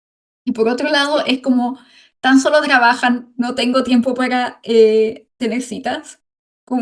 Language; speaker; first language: Spanish; native; Spanish